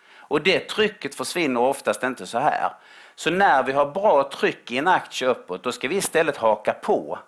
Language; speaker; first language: Swedish; native; Swedish